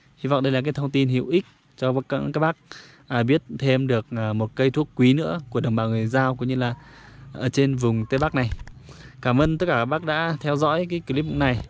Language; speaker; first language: Vietnamese; non-native, local second language; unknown